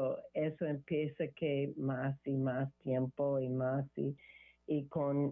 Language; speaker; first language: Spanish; non-native, learner; English